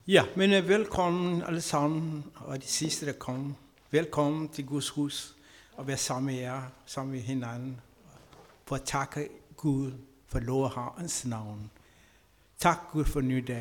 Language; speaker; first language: Danish; non-native, learner; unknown